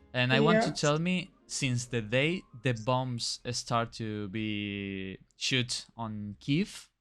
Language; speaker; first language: English; non-native, fluent; Spanish